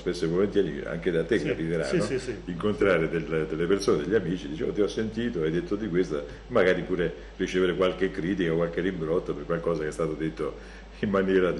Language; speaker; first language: Italian; native; Italian